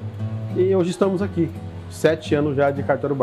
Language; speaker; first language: Portuguese; native; Portuguese